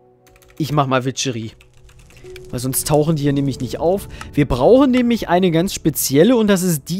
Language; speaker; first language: German; native; German